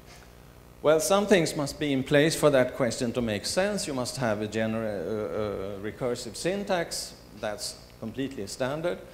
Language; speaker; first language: English; non-native, fluent; Swedish